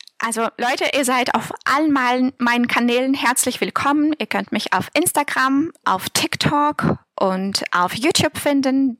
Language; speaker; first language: German; non-native, fluent; Russian